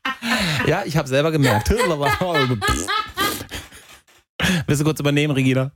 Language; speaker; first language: German; native; German